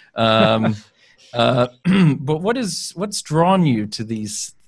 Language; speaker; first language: English; native; English